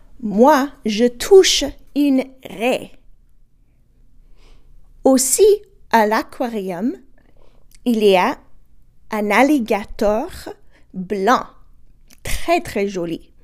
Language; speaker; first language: French; non-native, fluent; English